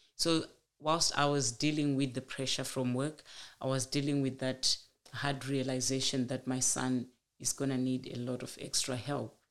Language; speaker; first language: English; non-native, local second language; Shona